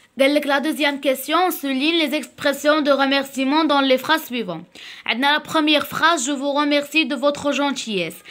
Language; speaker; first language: French; non-native, local second language; Arabic